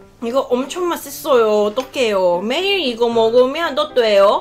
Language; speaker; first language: Korean; non-native, learner; Cantonese